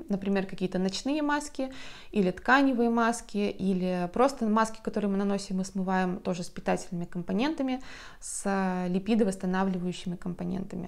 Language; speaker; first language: Russian; native; Russian